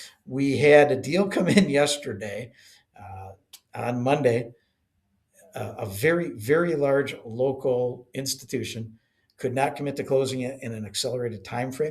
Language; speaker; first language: English; native; English